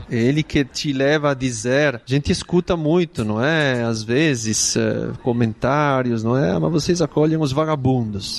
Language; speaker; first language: Portuguese; non-native, fluent; Italian